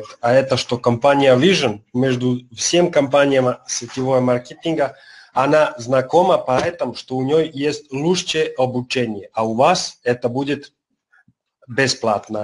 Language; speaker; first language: Russian; non-native, learner; Serbian